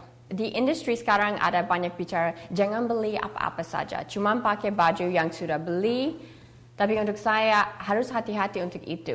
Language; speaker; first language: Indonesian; early bilingual, heritage; English